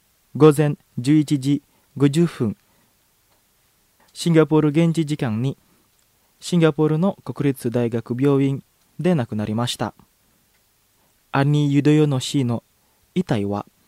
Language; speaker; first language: Japanese; non-native, fluent; Indonesian